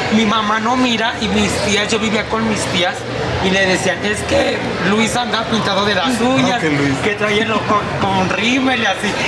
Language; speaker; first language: Spanish; native; Spanish